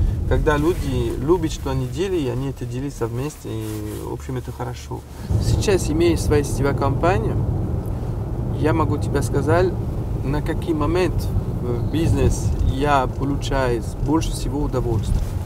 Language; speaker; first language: Russian; non-native, fluent; French